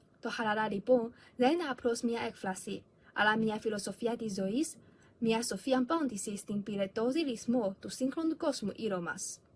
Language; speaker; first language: Greek; non-native, fluent; Chinese